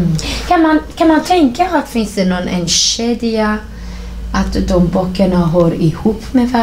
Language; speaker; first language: Swedish; non-native, fluent; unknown